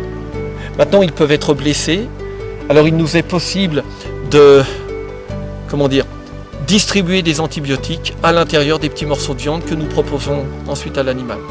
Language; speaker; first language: French; native; French